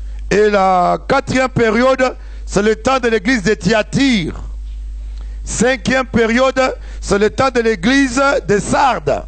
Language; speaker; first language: French; non-native, local second language; Lingala